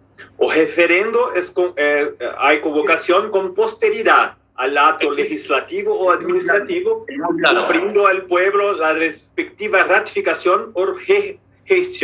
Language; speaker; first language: Spanish; non-native, fluent; Portuguese